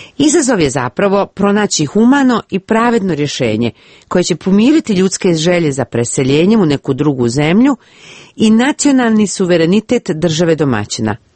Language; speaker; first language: Croatian; native; Croatian